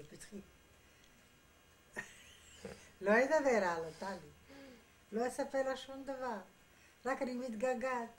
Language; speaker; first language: Hebrew; non-native, fluent; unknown